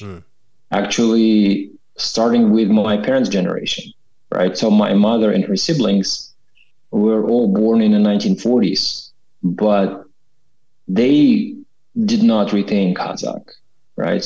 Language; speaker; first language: English; non-native, fluent; Russian